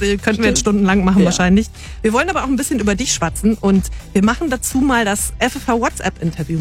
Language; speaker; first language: German; native; German